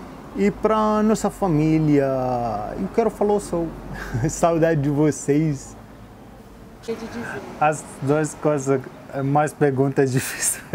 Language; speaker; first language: Portuguese; non-native, learner; Arabic